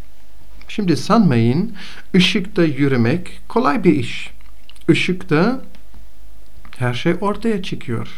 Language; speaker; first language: Turkish; non-native, fluent; Bulgarian